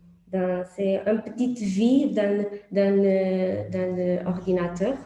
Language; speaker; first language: French; non-native, learner; Portuguese